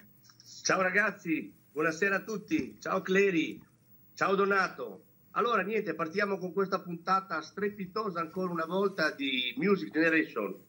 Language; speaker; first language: Italian; native; Italian